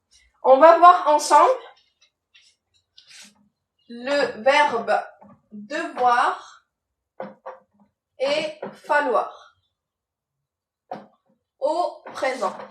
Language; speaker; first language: French; non-native, local second language; Arabic